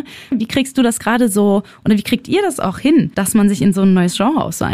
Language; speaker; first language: German; native; German